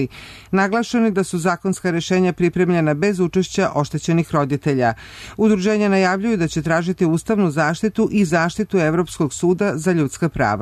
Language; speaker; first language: Serbian; native; Serbian